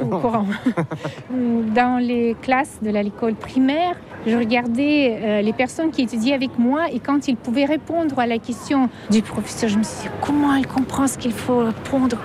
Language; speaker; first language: French; non-native, fluent; Russian